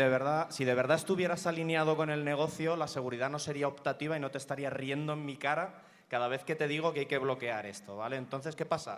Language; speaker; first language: Spanish; native; Spanish